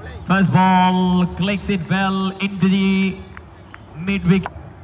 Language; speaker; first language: English; non-native, local second language; Malayalam